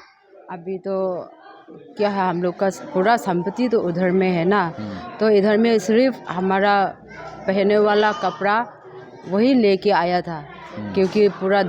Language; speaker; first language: Hindi; non-native, local second language; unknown